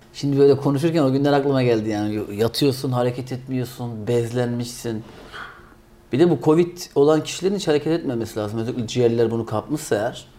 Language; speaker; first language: Turkish; native; Turkish